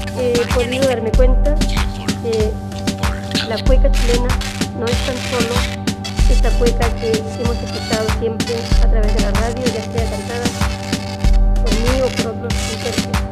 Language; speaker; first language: Spanish; native; Spanish